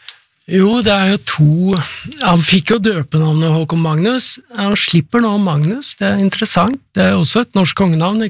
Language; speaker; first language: Norwegian; native; Norwegian